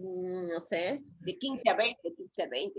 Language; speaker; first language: Spanish; native; Spanish